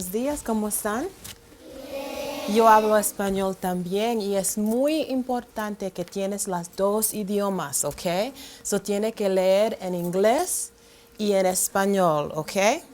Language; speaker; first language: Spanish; early bilingual, heritage; English